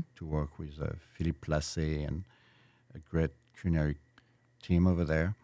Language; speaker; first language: English; non-native, fluent; French